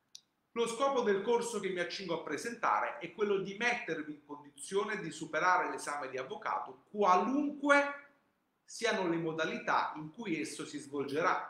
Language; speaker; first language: Italian; native; Italian